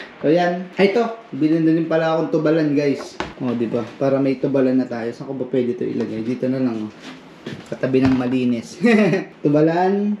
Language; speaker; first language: Filipino; native; Filipino